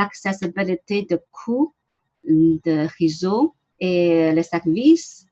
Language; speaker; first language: French; non-native, learner; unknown